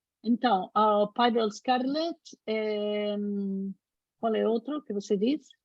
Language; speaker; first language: Portuguese; non-native, fluent; Spanish